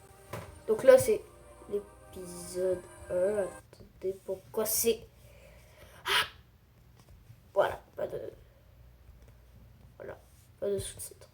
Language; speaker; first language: French; native; French